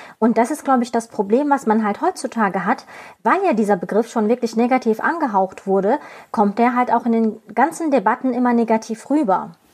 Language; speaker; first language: German; early bilingual, other home language; Turkish